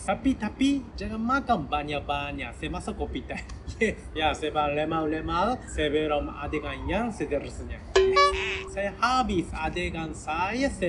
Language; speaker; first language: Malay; non-native, learner; Japanese